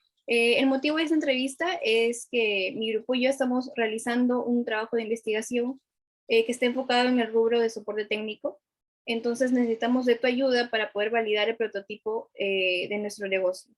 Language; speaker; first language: Spanish; native; Spanish